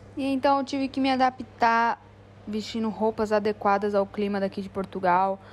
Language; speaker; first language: Portuguese; native; Portuguese